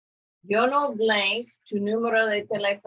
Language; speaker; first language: Spanish; non-native, fluent; English